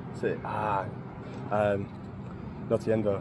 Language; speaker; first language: Spanish; non-native, learner; English